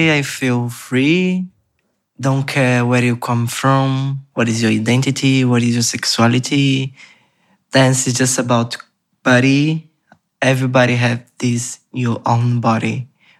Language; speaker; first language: English; non-native, learner; Portuguese